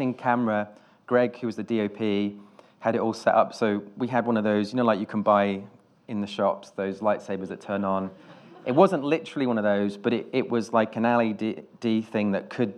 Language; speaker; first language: English; native; English